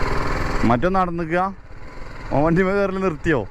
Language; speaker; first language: Malayalam; native; Malayalam